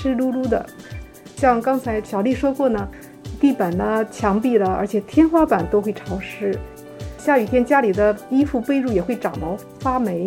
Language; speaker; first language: Chinese; native; Chinese